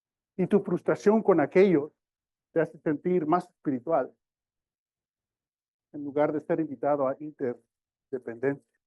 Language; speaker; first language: Spanish; early bilingual, heritage; Spanish